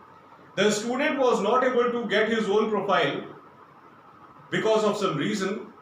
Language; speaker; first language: English; non-native, local second language; Hindi